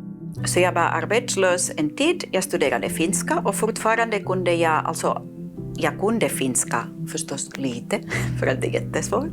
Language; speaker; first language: Swedish; non-native, fluent; Catalan